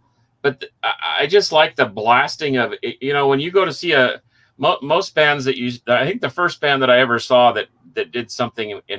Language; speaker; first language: English; native; English